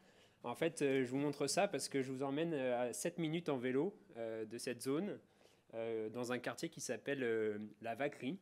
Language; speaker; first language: French; native; French